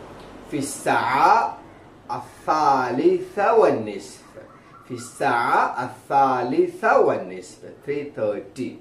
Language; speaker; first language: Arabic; non-native, fluent; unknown